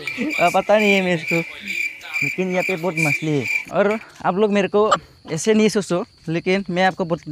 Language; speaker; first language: Hindi; non-native, local second language; Bodo